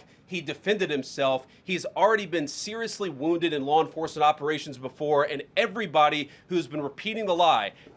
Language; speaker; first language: English; native; English